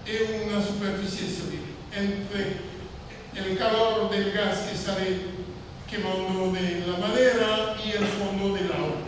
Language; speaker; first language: Spanish; non-native, fluent; French